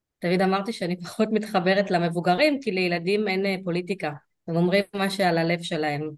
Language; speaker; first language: Hebrew; early bilingual, other home language; Russian